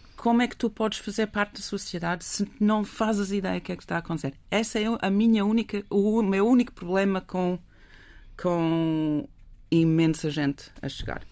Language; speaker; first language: Portuguese; non-native, fluent; English